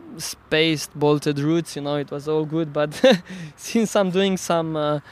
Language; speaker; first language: English; non-native, fluent; Slovenian